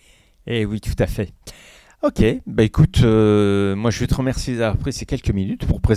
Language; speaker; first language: French; native; French